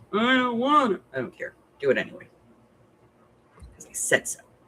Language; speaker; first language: English; native; English